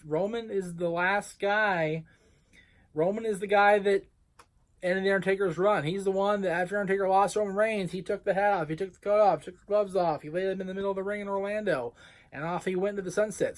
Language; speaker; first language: English; native; English